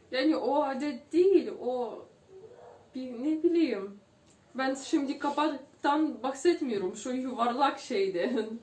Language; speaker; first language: Turkish; non-native, fluent; Russian